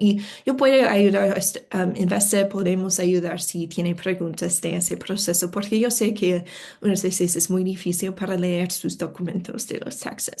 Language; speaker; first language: Spanish; non-native, fluent; English